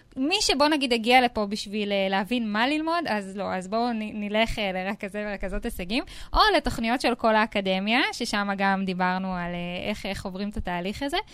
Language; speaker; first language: Hebrew; native; Hebrew